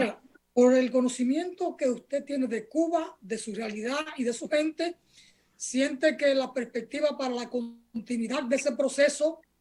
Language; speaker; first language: Spanish; native; Spanish